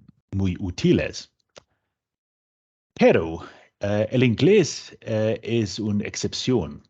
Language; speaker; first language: Spanish; non-native, fluent; English